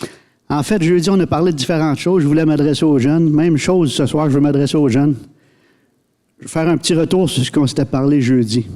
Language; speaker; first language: French; native; French